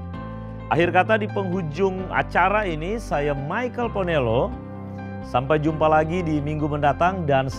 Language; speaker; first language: Indonesian; native; Indonesian